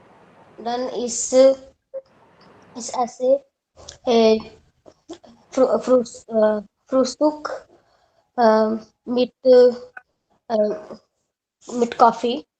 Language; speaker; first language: German; non-native, learner; Hindi